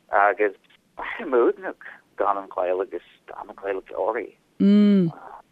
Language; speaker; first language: Irish; non-native, learner; English